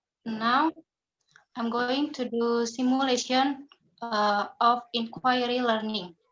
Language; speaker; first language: English; non-native, learner; Indonesian